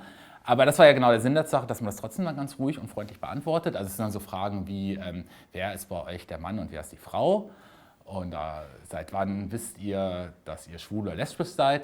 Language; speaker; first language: German; native; German